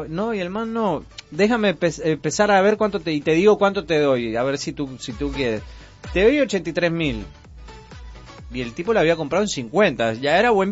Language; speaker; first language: Spanish; native; Spanish